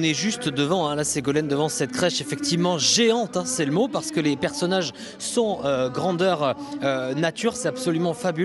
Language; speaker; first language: French; native; French